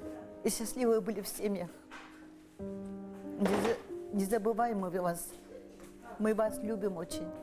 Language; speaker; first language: Russian; non-native, local second language; Korean